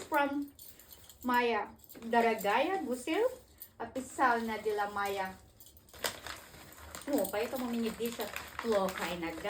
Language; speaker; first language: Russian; non-native, learner; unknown